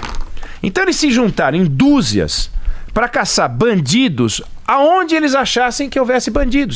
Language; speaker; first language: Portuguese; native; Portuguese